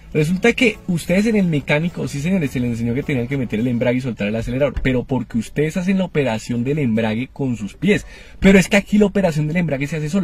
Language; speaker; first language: Spanish; native; Spanish